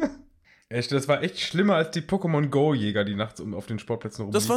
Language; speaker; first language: German; native; German